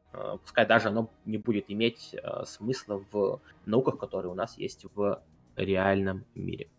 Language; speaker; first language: Russian; native; Russian